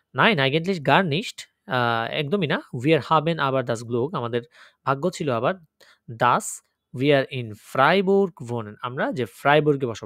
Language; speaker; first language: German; non-native, learner; Bangla